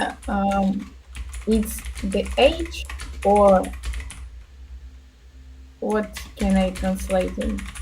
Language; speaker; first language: English; non-native, learner; Russian